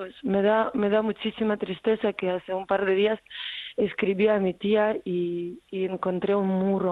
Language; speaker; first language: Spanish; non-native, fluent; Ukrainian